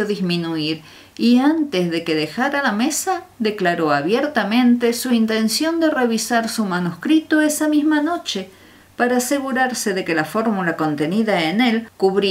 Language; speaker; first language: Spanish; native; Spanish